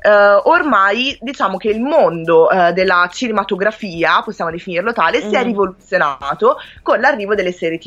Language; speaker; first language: Italian; native; Italian